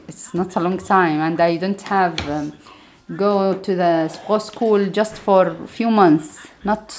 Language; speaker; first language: English; non-native, fluent; Arabic